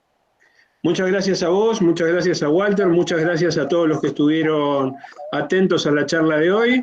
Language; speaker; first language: Spanish; native; Spanish